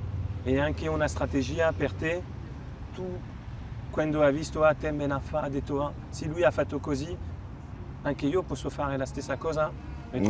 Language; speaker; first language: Italian; non-native, fluent; French